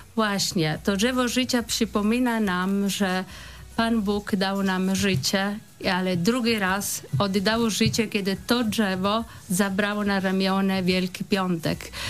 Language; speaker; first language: Polish; non-native, fluent; Italian